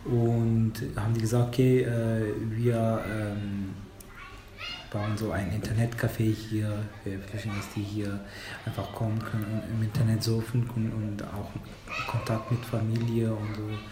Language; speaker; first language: German; non-native, fluent; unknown